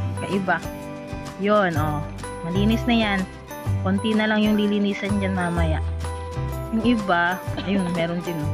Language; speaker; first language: Filipino; non-native, local second language; Cebuano